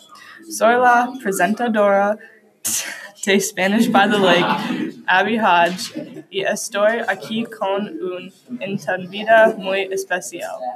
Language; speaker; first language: Spanish; non-native, learner; English